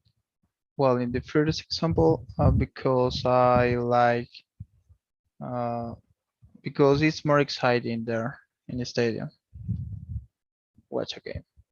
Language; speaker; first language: English; non-native, learner; Spanish